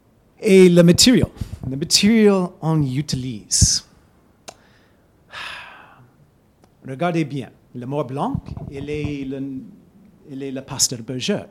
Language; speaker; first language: French; non-native, fluent; English